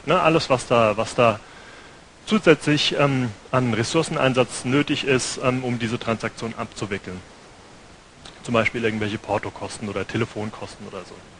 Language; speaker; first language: German; native; German